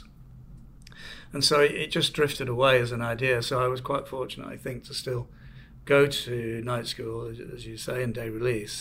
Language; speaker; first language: English; native; English